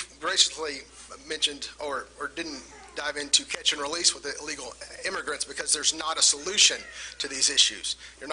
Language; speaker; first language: English; non-native, fluent; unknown